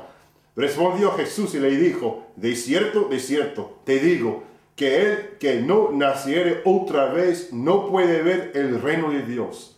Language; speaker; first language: Spanish; non-native, fluent; English